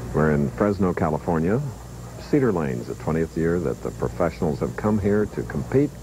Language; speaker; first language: English; native; English